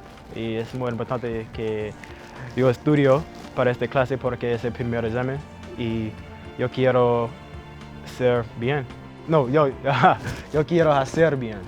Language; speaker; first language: Spanish; non-native, learner; English